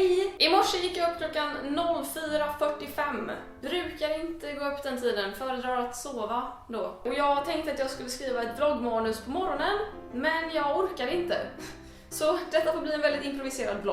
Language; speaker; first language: Swedish; native; Swedish